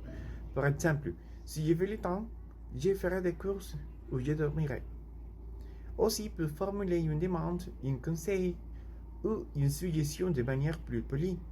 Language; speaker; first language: French; non-native, learner; Spanish